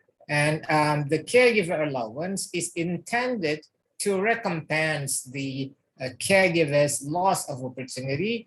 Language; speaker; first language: English; non-native, fluent; Indonesian